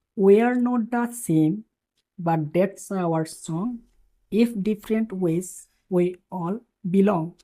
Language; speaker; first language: English; non-native, local second language; Assamese